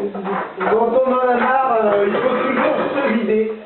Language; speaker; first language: French; native; French